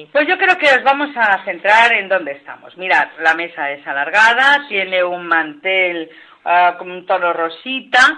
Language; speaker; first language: Spanish; native; Spanish